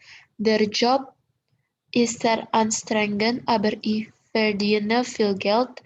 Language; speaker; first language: German; non-native, learner; Indonesian